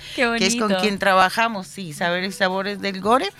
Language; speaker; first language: Spanish; native; Spanish